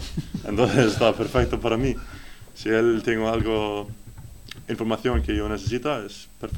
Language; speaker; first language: Spanish; non-native, learner; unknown